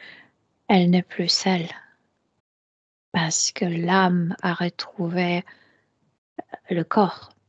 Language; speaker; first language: French; non-native, fluent; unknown